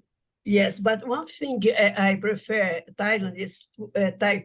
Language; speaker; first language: English; non-native, learner; Portuguese